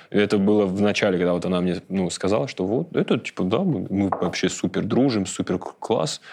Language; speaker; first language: Russian; native; Russian